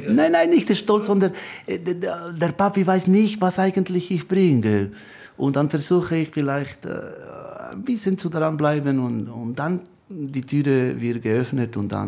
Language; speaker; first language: German; non-native, fluent; Spanish